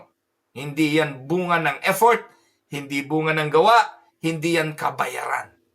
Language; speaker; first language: Filipino; native; Filipino